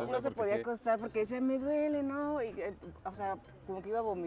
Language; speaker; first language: Spanish; native; Spanish